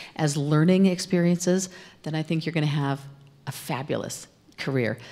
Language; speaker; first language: English; native; English